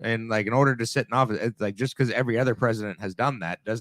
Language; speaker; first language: English; native; English